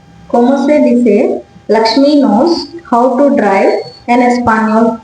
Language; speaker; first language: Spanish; non-native, fluent; Telugu